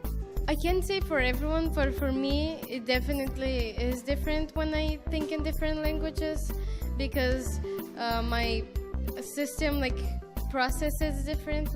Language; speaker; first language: English; non-native, fluent; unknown